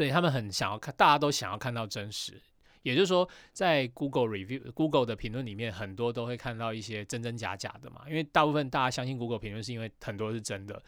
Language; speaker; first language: Chinese; native; Chinese